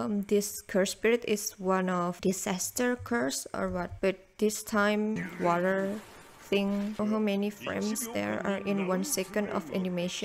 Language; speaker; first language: English; non-native, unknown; Indonesian